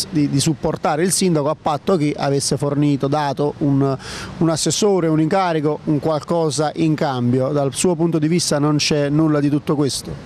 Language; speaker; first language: Italian; native; Italian